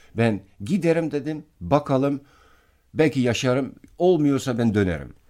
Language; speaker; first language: Turkish; non-native, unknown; Dutch